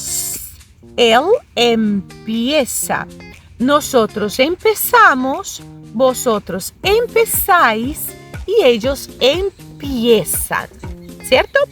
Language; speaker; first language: Spanish; non-native, fluent; Portuguese